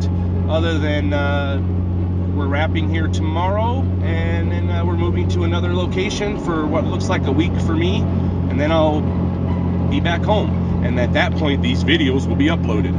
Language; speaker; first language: English; native; English